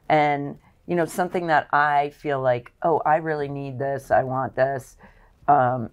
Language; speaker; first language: English; native; English